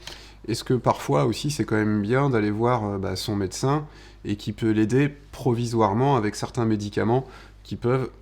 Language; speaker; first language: French; native; French